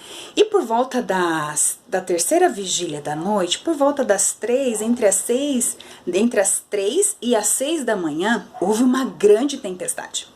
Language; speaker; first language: Portuguese; native; Portuguese